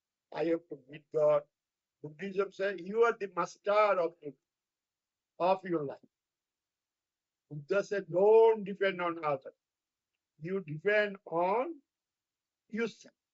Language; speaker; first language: English; non-native, fluent; Bangla